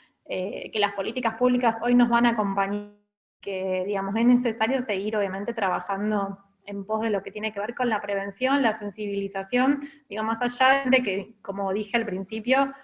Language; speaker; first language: Spanish; native; Spanish